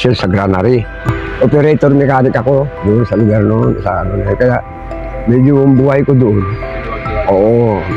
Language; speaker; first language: Filipino; native; Filipino